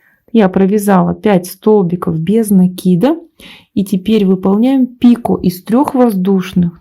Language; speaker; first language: Russian; native; Russian